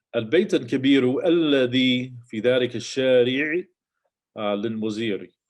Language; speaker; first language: Arabic; non-native, fluent; English